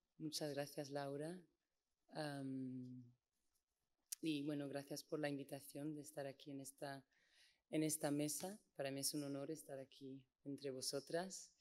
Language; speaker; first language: Spanish; non-native, fluent; English